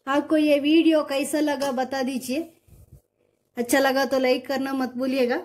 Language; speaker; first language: Hindi; non-native, local second language; Kannada